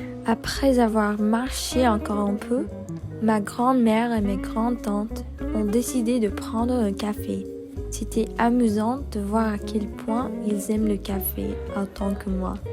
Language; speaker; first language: French; non-native, learner; Spanish